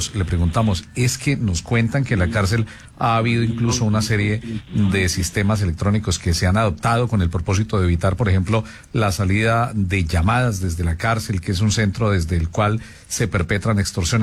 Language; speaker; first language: Spanish; native; Spanish